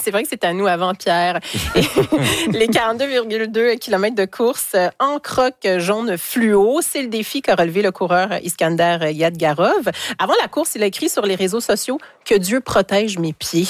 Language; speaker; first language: French; native; French